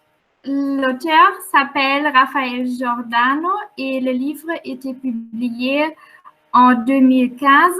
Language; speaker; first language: French; non-native, fluent; German